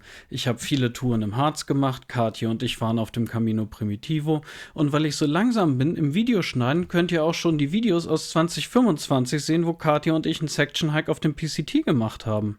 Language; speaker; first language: German; native; German